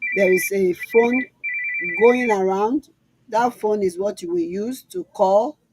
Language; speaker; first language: English; non-native, local second language; Yoruba